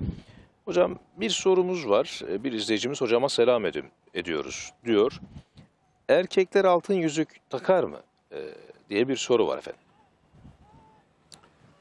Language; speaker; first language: Turkish; native; Turkish